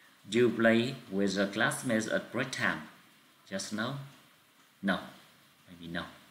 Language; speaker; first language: English; non-native, fluent; Vietnamese